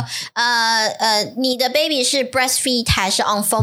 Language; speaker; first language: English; non-native, fluent; Chinese